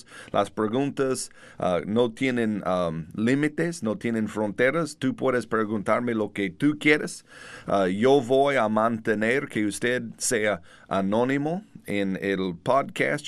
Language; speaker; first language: Spanish; non-native, learner; English